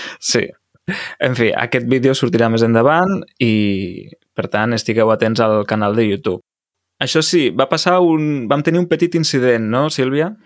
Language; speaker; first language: Catalan; native; Catalan